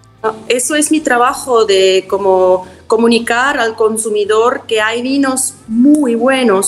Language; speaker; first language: Spanish; non-native, fluent; German